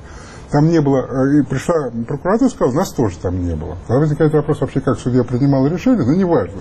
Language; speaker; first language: Russian; native; Russian